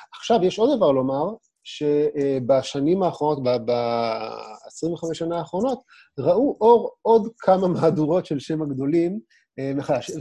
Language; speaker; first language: Hebrew; native; Hebrew